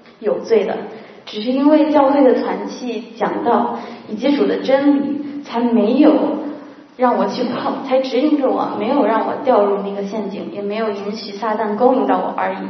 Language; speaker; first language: Chinese; native; Chinese